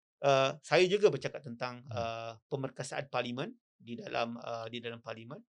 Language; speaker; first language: Malay; native; Malay